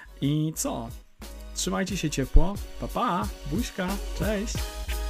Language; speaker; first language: Polish; native; Polish